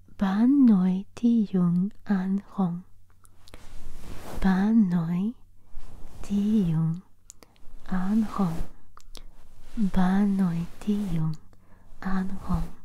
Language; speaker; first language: Vietnamese; non-native, learner; English